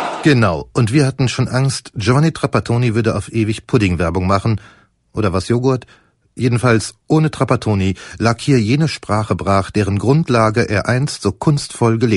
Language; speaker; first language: German; native; German